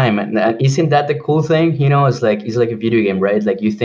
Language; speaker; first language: English; non-native, fluent; Spanish